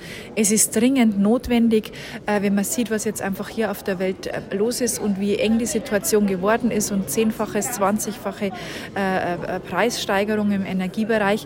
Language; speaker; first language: German; native; German